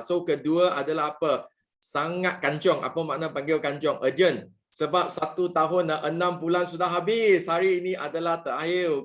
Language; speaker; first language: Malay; non-native, local second language; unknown